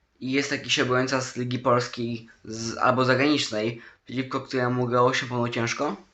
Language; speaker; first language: Polish; native; Polish